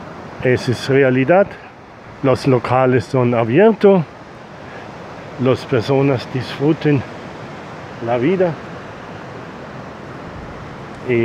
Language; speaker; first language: Spanish; non-native, learner; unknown